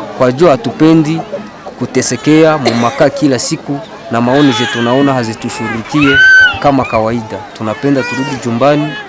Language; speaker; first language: Swahili; native; Swahili